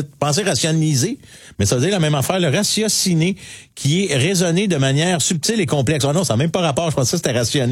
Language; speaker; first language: French; native; French